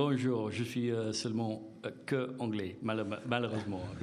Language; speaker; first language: French; non-native, fluent; English